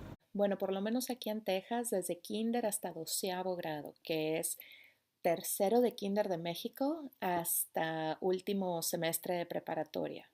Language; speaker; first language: Spanish; native; Spanish